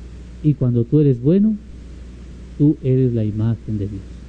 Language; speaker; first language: Spanish; native; Spanish